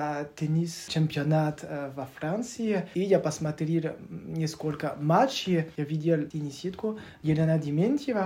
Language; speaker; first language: Russian; non-native, learner; French